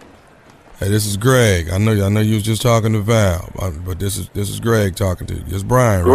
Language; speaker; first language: English; native; English